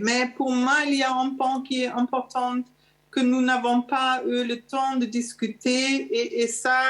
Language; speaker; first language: French; non-native, learner; German